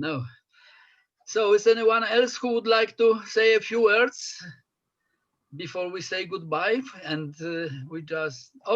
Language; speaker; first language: English; non-native, fluent; Polish